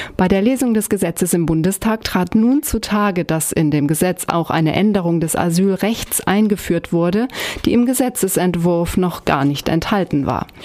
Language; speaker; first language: German; native; German